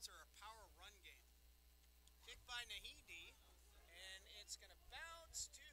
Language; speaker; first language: English; native; English